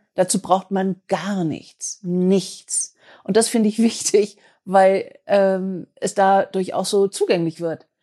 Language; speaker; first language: German; native; German